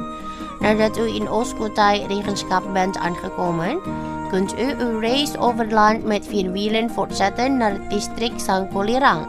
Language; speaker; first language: Dutch; non-native, fluent; Indonesian